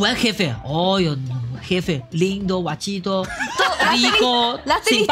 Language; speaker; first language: Spanish; non-native, learner; Chinese